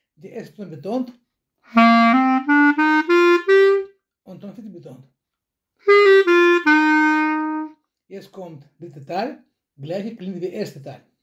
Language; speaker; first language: German; non-native, fluent; Russian